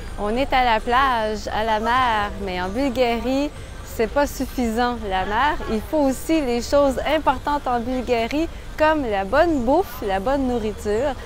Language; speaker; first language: French; native; French